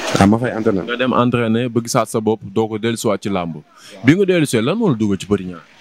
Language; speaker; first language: Wolof; native; Wolof